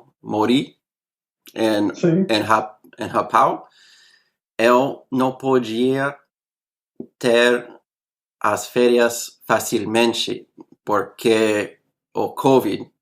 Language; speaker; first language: Portuguese; non-native, learner; English